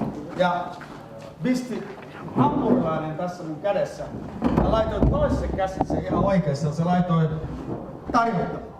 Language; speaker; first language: Finnish; non-native, learner; Somali